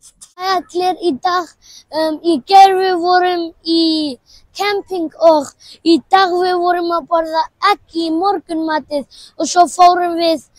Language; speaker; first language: Icelandic; non-native, learner; Persian